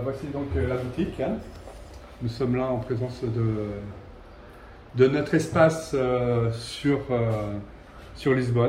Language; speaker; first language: French; native; French